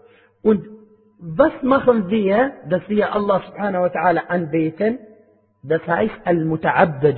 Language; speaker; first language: German; non-native, fluent; Arabic